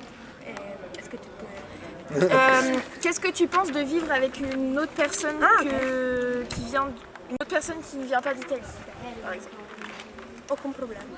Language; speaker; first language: French; non-native, learner; Italian